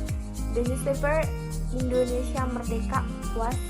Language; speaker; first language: English; non-native, learner; Indonesian